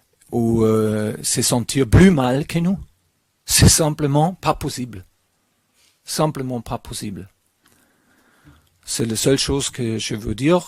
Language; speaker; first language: French; non-native, learner; German